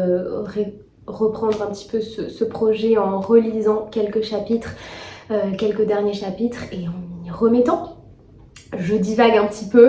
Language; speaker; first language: French; native; French